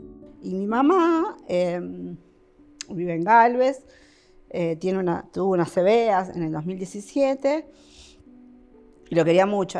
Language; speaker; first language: Spanish; native; Spanish